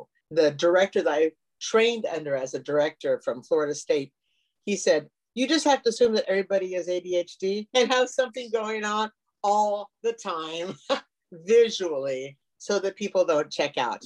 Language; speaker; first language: English; native; English